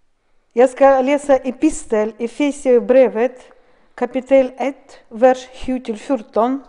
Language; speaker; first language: Swedish; non-native, fluent; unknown